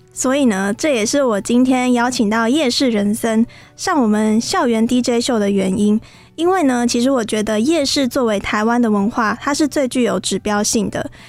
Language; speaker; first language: Chinese; native; Chinese